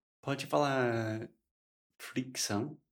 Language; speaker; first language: Portuguese; non-native, fluent; English